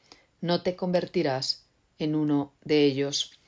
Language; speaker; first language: Spanish; native; Spanish